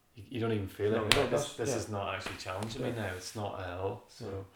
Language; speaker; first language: English; native; English